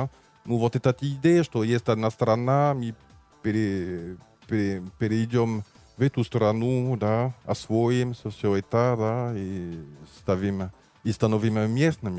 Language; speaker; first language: Russian; non-native, learner; French